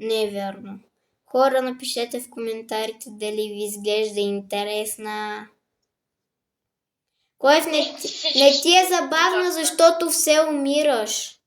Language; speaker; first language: Bulgarian; native; Bulgarian